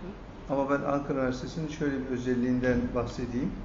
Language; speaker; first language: Turkish; native; Turkish